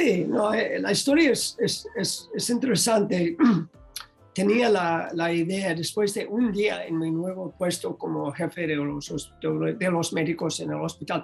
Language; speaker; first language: Spanish; non-native, learner; English